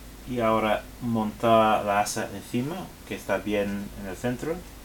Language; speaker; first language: Spanish; non-native, fluent; English